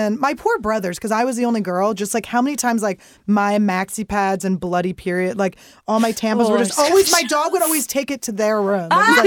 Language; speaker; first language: English; native; English